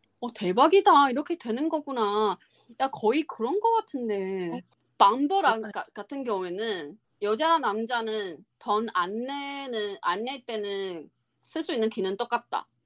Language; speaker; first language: Korean; non-native, fluent; Chinese